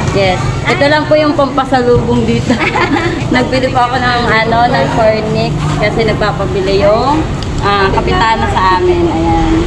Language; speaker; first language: Filipino; non-native, local second language; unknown